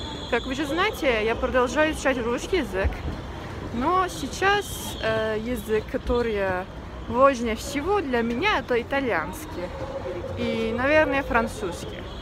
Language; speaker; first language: Russian; non-native, learner; Turkish